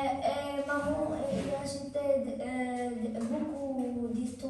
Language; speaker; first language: French; non-native, learner; Arabic